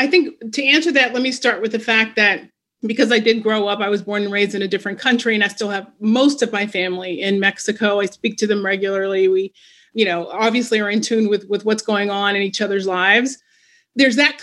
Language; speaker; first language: English; non-native, fluent; Spanish